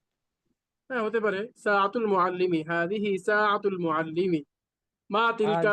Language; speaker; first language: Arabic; non-native, fluent; Bangla